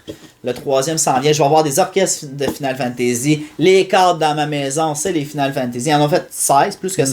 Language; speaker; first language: French; native; French